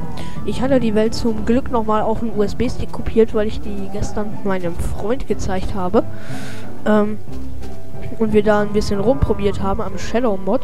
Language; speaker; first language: German; native; German